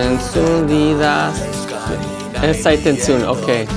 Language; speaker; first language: Basque; non-native, learner; English